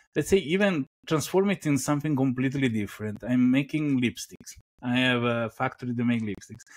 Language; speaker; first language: English; non-native, fluent; Italian